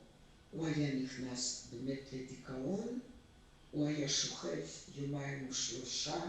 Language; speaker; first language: Hebrew; non-native, fluent; Russian